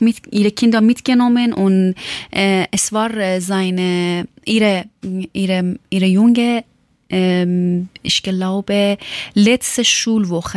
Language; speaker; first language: German; non-native, learner; Persian